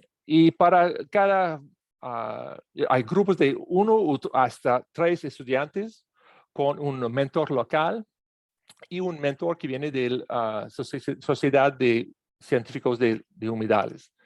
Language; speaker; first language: Spanish; non-native, fluent; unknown